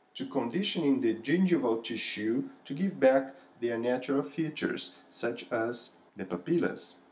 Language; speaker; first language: English; non-native, fluent; Portuguese